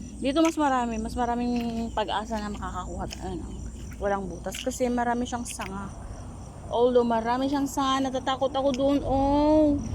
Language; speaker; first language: Filipino; non-native, local second language; Iloko